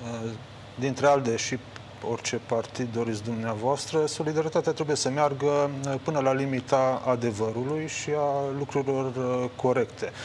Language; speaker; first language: Romanian; native; Romanian